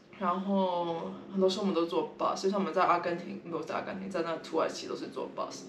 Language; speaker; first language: Chinese; non-native, local second language; Cantonese